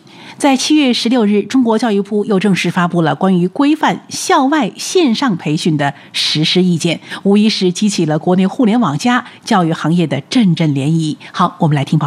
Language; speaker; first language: Chinese; native; Chinese